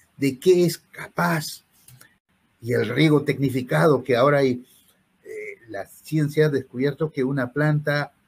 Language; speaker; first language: Spanish; native; Spanish